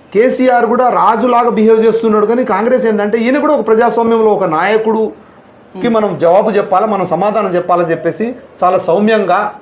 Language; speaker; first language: Telugu; native; Telugu